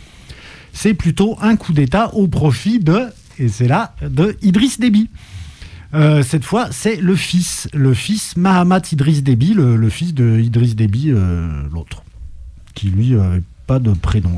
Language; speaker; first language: French; native; French